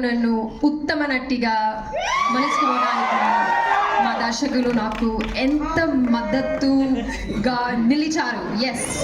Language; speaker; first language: Telugu; non-native, learner; Malayalam